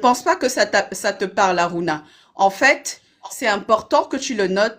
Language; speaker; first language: French; native; French